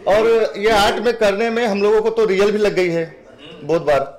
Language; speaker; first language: Hindi; native; Hindi